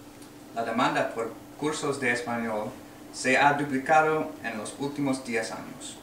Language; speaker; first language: Spanish; non-native, learner; English